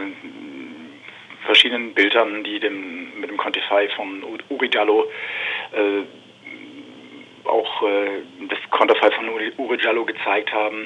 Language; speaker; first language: German; native; German